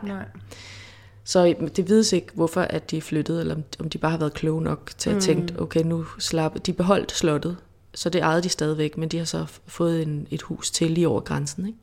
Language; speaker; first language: Danish; native; Danish